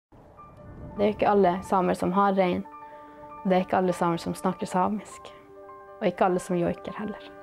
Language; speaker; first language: Norwegian; non-native, local second language; Northern Sami